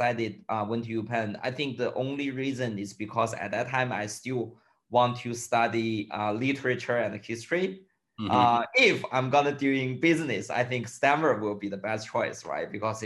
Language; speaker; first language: English; non-native, fluent; Chinese